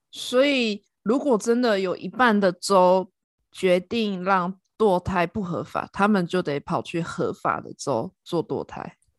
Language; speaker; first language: Chinese; native; Chinese